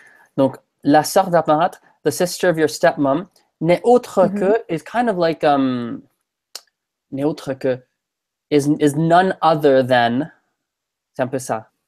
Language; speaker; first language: French; non-native, fluent; English